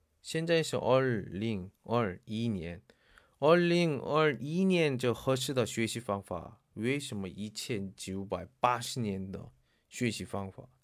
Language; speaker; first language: Chinese; non-native, learner; Korean